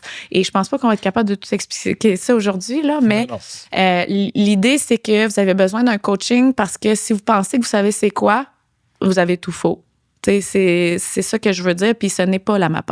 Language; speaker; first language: French; native; French